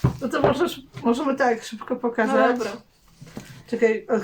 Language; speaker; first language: Polish; native; Polish